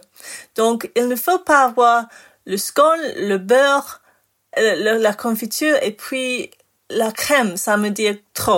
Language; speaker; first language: French; non-native, fluent; English